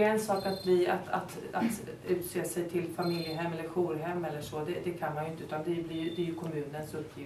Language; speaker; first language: Swedish; native; Swedish